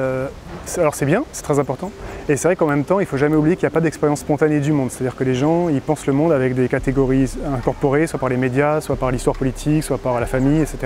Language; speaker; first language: French; native; French